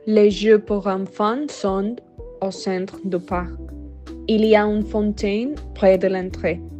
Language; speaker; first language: French; non-native, learner; Spanish